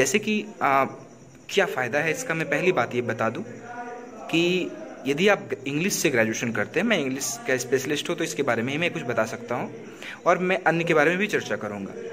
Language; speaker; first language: Hindi; native; Hindi